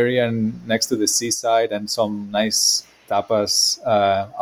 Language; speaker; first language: English; non-native, fluent; Spanish